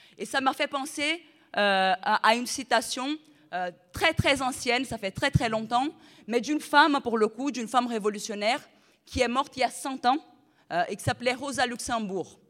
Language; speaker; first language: French; non-native, fluent; Portuguese